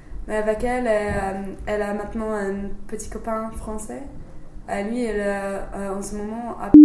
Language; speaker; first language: French; non-native, fluent; English